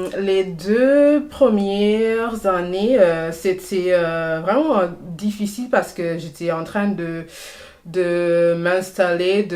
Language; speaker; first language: French; non-native, fluent; English